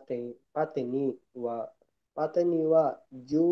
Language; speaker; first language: Japanese; non-native, learner; Filipino